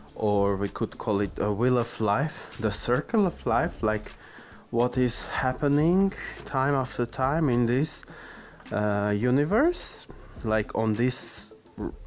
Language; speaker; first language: English; non-native, fluent; Armenian